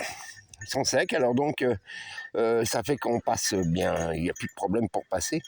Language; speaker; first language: French; native; French